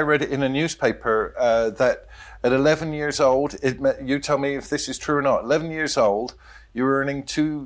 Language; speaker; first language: English; native; English